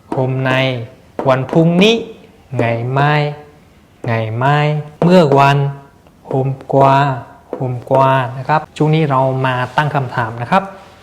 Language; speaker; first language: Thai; non-native, fluent; Vietnamese